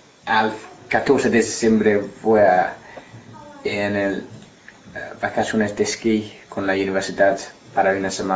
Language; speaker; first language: Spanish; non-native, learner; English